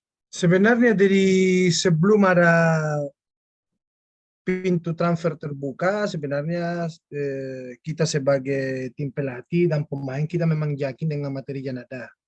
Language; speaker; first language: Indonesian; non-native, fluent; Spanish